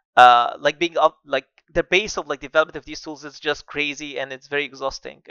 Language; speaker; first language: English; non-native, fluent; Arabic